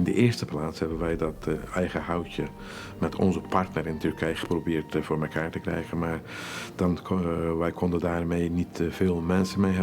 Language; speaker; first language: Dutch; non-native, fluent; Turkish